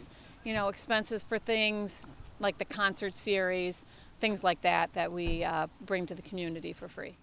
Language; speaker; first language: English; native; English